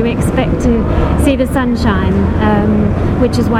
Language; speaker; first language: English; native; English